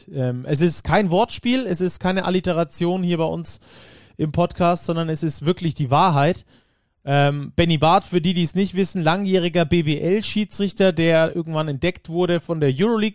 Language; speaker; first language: German; native; German